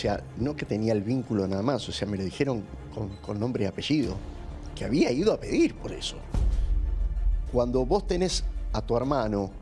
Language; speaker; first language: Spanish; native; Spanish